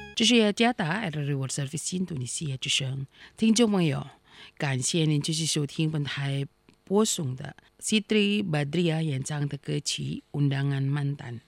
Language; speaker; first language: Chinese; non-native, fluent; Indonesian